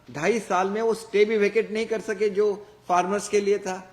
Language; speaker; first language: Hindi; non-native, local second language; Marathi